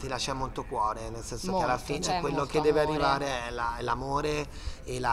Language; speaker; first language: Italian; native; Italian